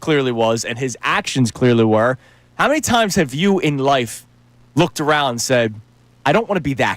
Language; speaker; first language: English; native; English